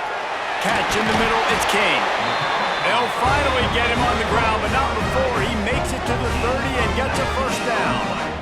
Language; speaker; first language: English; native; English